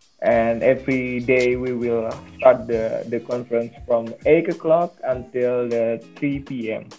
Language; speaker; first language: English; non-native, learner; Indonesian